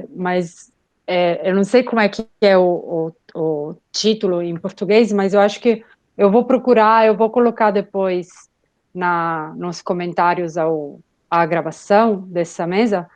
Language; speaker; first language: Portuguese; non-native, fluent; Italian